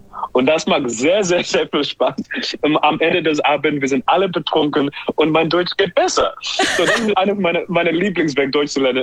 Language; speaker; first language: German; non-native, learner; English